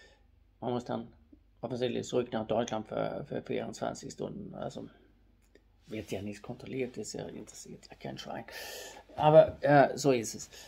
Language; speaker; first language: German; non-native, fluent; Swedish